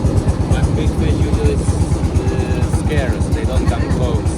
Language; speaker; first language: English; non-native, fluent; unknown